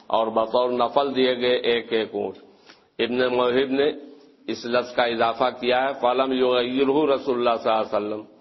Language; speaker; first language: Urdu; native; Urdu